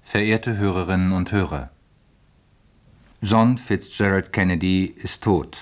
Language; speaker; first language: German; native; German